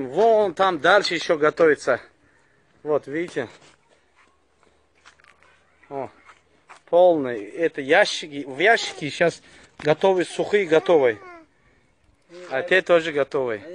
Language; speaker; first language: Russian; non-native, learner; Uzbek